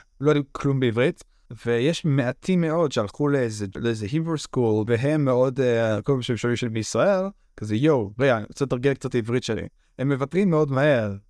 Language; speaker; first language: Hebrew; native; Hebrew